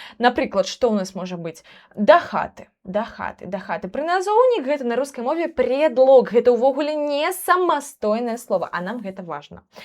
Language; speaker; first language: Belarusian; non-native, local second language; Russian